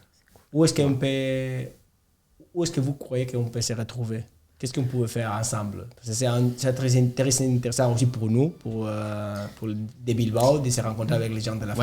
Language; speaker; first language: French; non-native, learner; Spanish